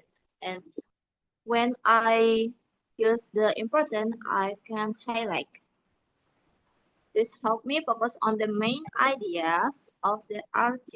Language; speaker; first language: English; non-native, learner; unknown